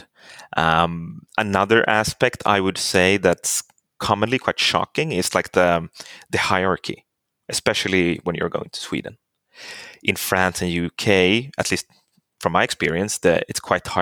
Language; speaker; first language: English; non-native, fluent; Swedish